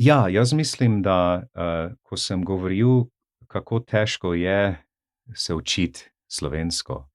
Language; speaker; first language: Slovenian; non-native, fluent; English